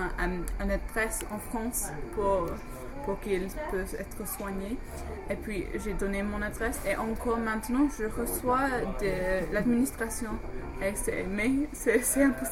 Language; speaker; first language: French; non-native, fluent; English